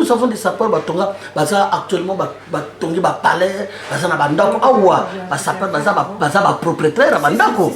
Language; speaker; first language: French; non-native, local second language; Lingala